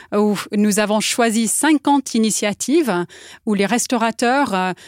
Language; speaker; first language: French; non-native, fluent; English